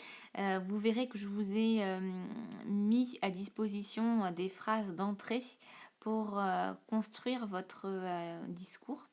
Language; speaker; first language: French; native; French